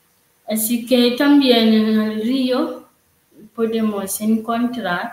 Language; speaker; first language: Spanish; non-native, learner; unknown